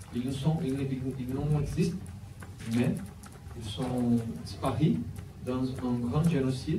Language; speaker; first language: French; non-native, learner; Portuguese